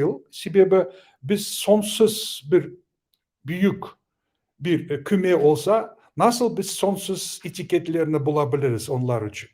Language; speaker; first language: Turkish; non-native, learner; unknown